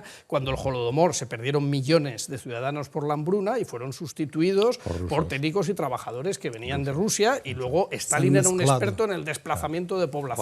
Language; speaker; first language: Spanish; native; Spanish